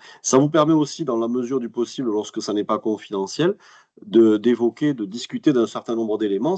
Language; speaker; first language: French; native; French